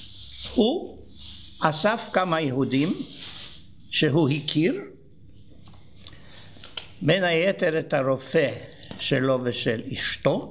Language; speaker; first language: Hebrew; non-native, fluent; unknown